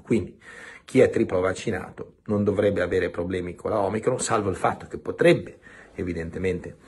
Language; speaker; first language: Italian; native; Italian